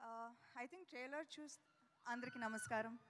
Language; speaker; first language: Telugu; non-native, fluent; Tamil